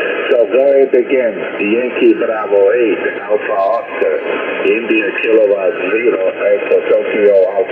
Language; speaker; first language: English; non-native, fluent; Italian